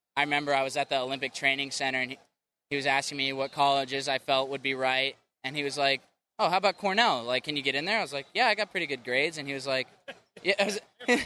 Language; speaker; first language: English; native; English